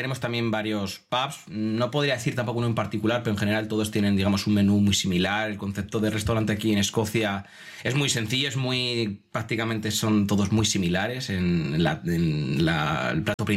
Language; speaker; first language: Spanish; native; Spanish